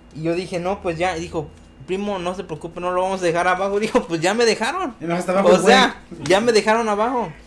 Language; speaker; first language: Spanish; native; Spanish